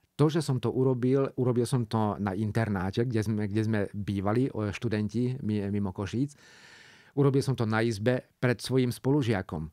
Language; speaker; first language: Slovak; non-native, local second language; Hungarian